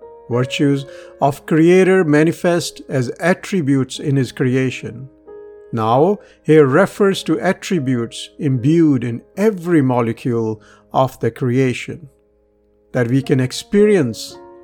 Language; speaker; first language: English; non-native, local second language; Punjabi